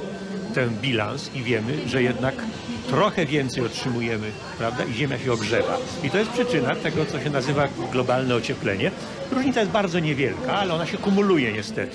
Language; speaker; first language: Polish; native; Polish